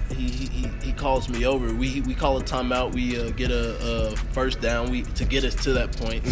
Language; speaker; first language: English; native; English